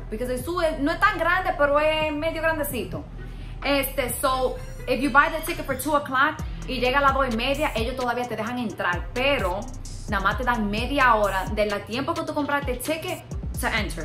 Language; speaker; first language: Spanish; early bilingual, heritage; Spanish